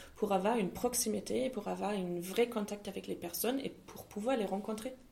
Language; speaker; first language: French; non-native, fluent; German